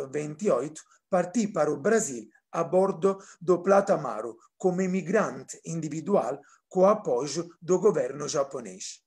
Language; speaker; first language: Portuguese; non-native, fluent; Italian